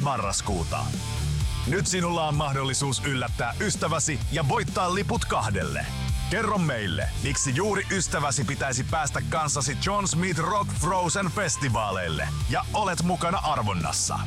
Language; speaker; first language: Finnish; native; Finnish